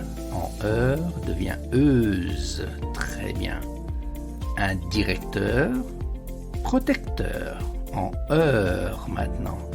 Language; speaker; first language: French; non-native, fluent; Italian